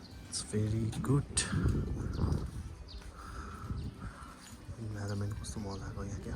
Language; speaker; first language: Nepali; non-native, local second language; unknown